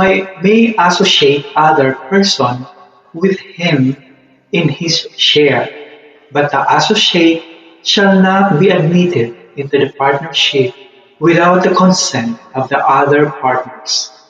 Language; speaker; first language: English; non-native, local second language; Filipino